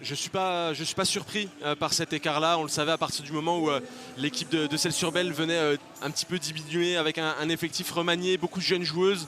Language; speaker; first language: French; native; French